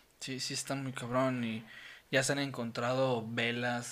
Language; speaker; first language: Spanish; native; Spanish